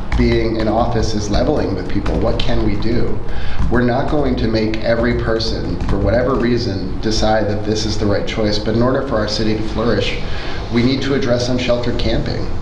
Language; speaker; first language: English; early bilingual, other home language; Spanish